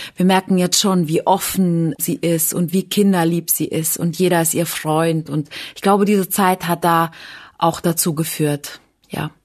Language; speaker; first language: German; native; German